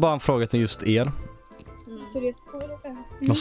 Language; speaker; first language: Swedish; native; Swedish